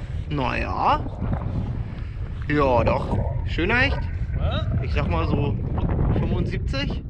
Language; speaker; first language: German; native; German